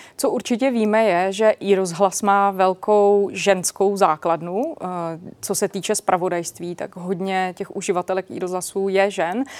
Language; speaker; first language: Czech; native; Czech